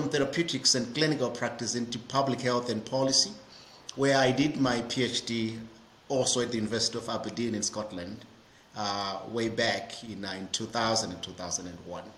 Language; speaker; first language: English; non-native, local second language; Shona